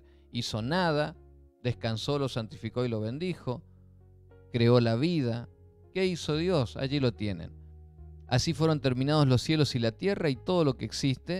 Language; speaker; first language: Spanish; native; Spanish